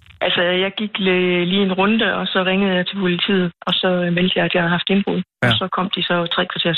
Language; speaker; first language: Danish; native; Danish